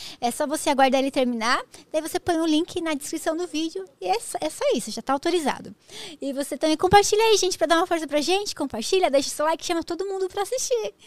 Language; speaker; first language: Portuguese; native; Portuguese